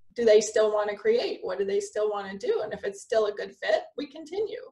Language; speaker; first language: English; native; English